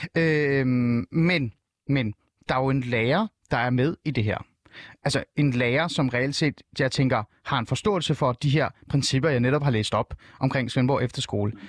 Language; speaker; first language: Danish; early bilingual, other home language; Persian